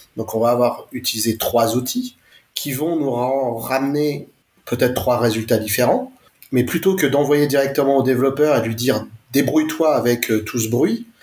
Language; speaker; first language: French; native; French